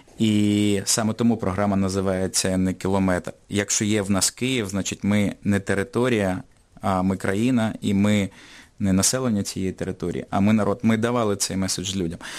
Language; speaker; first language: Ukrainian; non-native, local second language; Russian